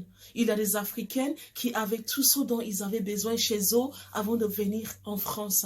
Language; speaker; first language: French; non-native, fluent; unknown